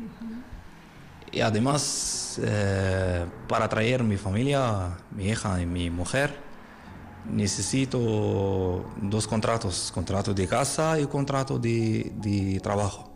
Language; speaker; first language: Spanish; non-native, fluent; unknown